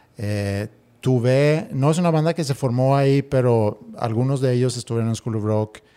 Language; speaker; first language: Spanish; non-native, fluent; Swedish